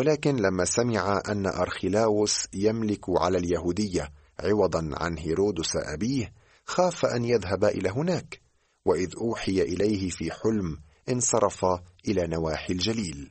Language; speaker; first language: Arabic; native; Arabic